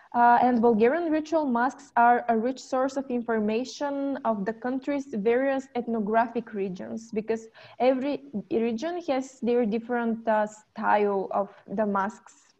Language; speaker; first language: English; non-native, fluent; Bulgarian